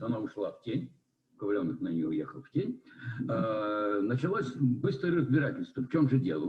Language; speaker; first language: Russian; native; Russian